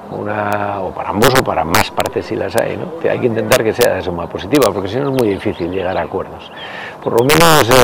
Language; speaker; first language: Spanish; native; Spanish